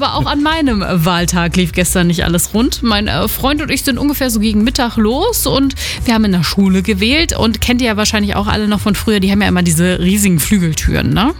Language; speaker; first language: German; native; German